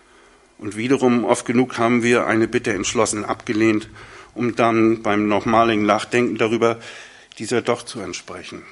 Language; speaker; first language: German; native; German